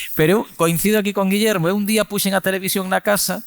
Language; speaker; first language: Spanish; native; Spanish